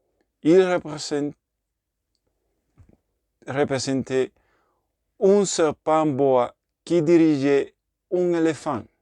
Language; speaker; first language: French; non-native, learner; Spanish